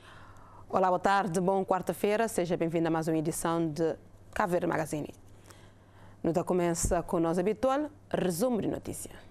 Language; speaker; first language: Portuguese; non-native, local second language; Kabuverdianu